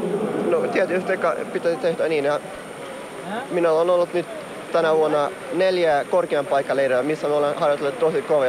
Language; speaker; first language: Finnish; non-native, local second language; Swedish